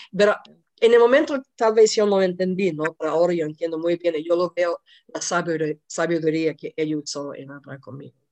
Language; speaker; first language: Spanish; non-native, fluent; English